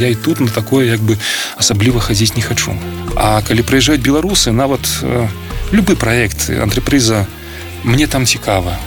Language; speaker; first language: Belarusian; non-native, local second language; Russian